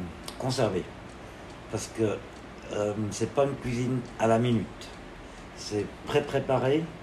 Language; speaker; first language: French; non-native, local second language; German